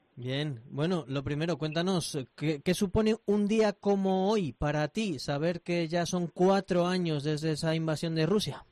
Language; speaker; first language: Spanish; native; Spanish